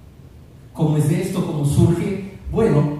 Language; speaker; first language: Spanish; native; Spanish